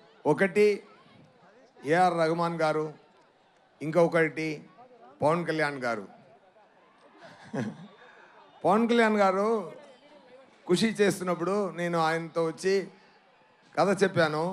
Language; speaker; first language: Telugu; non-native, learner; Tamil